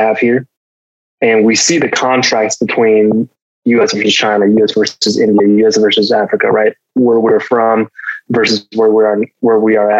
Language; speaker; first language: English; early bilingual, other home language; Chinese